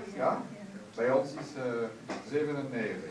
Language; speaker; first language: Dutch; non-native, local second language; French